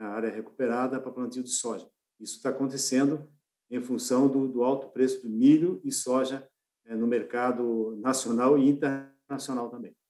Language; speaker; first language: Portuguese; native; Portuguese